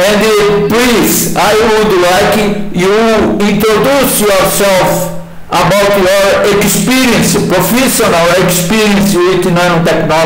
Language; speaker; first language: English; non-native, learner; Portuguese